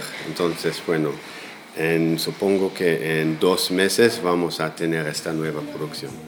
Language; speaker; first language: Spanish; non-native, fluent; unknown